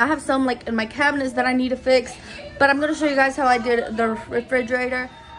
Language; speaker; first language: English; early bilingual, other home language; Spanish